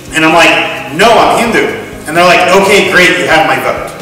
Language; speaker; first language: English; native; English